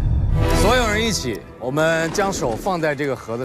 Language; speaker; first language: Chinese; native; Chinese